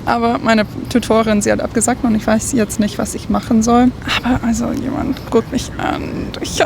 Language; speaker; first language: German; non-native, fluent; English